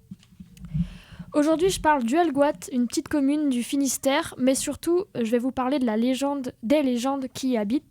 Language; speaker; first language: French; native; French